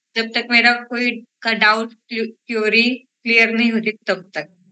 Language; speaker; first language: Hindi; non-native, local second language; Marathi